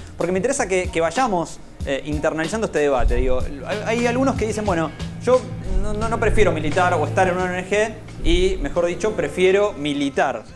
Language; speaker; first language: Spanish; native; Spanish